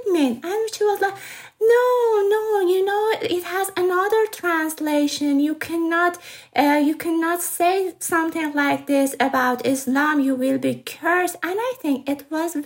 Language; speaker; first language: English; non-native, fluent; Persian